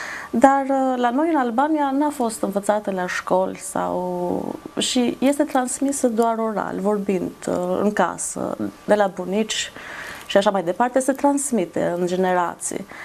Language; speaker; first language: Romanian; non-native, fluent; Albanian